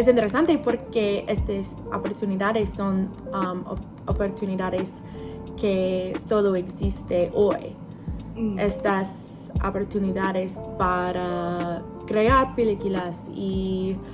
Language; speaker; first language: Spanish; non-native, learner; English